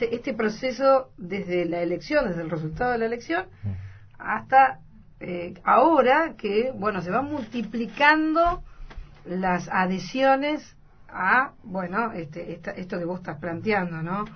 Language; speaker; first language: Spanish; native; Spanish